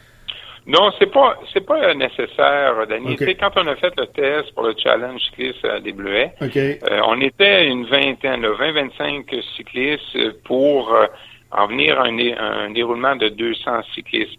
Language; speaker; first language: French; native; French